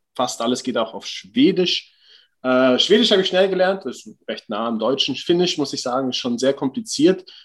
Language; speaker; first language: German; native; German